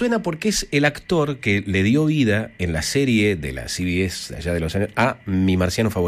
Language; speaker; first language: Spanish; native; Spanish